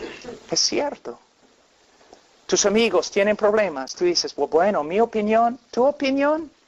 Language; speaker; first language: Spanish; non-native, fluent; English